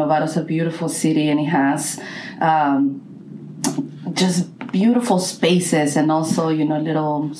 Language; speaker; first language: English; non-native, fluent; Spanish